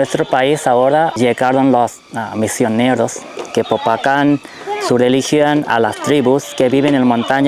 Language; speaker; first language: Spanish; non-native, fluent; Thai